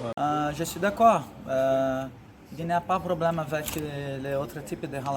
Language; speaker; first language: French; non-native, learner; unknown